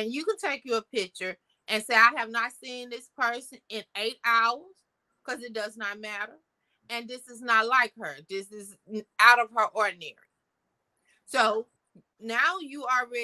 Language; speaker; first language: English; native; English